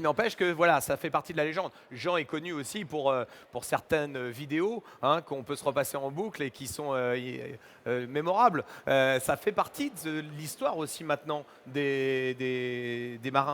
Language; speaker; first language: French; native; French